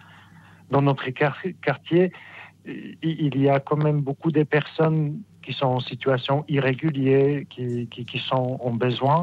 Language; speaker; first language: French; non-native, fluent; Polish